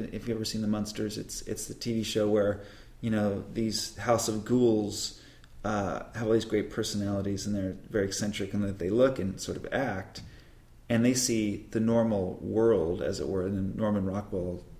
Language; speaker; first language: English; native; English